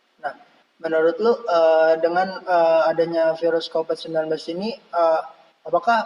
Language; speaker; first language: Indonesian; native; Indonesian